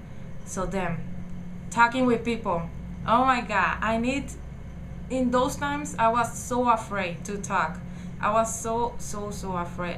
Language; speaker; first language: English; non-native, learner; Spanish